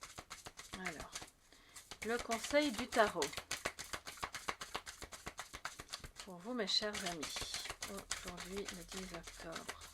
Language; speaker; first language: French; native; French